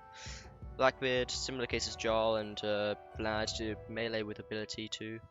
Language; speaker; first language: English; native; English